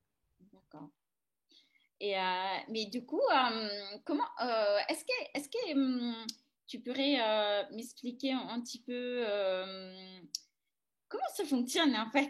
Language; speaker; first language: French; non-native, fluent; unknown